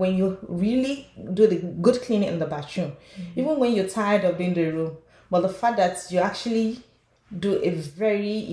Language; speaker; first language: English; non-native, local second language; Yoruba